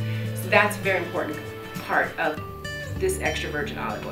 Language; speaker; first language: English; native; English